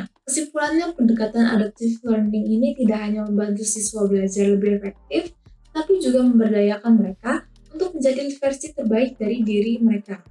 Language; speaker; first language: Indonesian; native; Indonesian